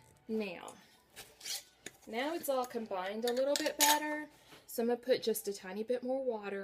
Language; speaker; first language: English; native; English